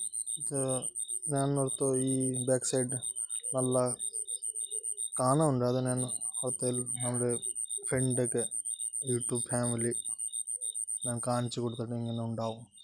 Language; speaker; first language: Malayalam; non-native, learner; Bangla